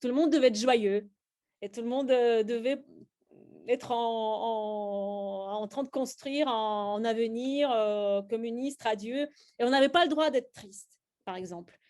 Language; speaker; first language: French; non-native, fluent; Russian